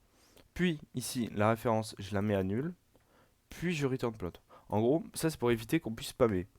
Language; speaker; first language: French; native; French